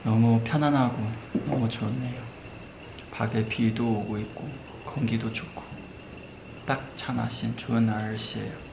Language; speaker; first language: Korean; non-native, fluent; Chinese